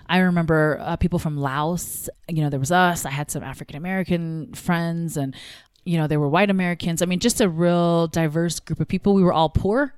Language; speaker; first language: English; early bilingual, other home language; Tigrinya